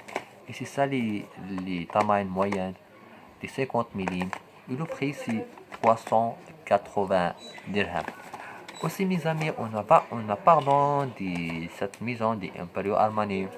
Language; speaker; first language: French; non-native, local second language; Arabic